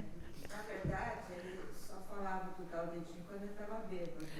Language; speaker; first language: Portuguese; early bilingual, other home language; Chinese